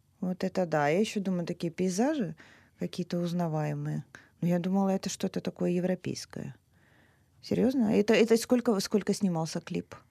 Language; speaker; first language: Russian; native; Russian